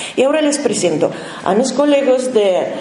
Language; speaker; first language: Spanish; non-native, learner; Russian